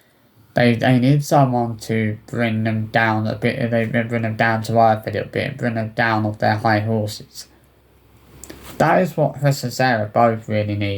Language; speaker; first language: English; native; English